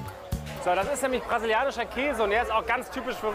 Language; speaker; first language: German; native; German